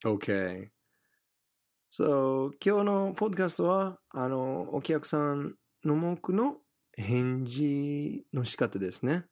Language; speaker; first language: Japanese; non-native, fluent; English